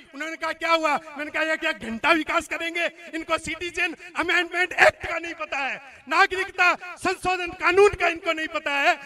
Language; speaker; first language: Hindi; non-native, local second language; Marwari